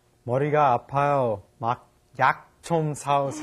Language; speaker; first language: Korean; non-native, learner; English